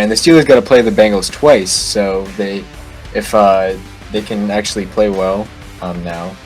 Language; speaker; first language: English; native; English